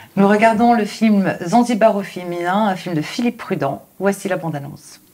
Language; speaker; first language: French; native; French